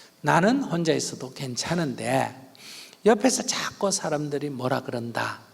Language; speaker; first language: Korean; native; Korean